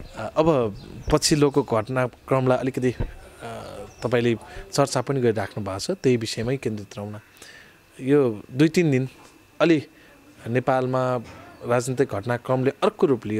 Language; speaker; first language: Nepali; native; Nepali